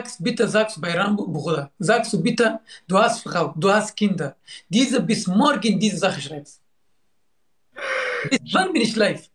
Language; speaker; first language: German; non-native, learner; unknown